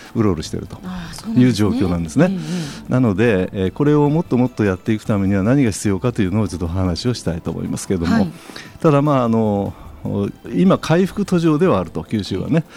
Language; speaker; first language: Japanese; native; Japanese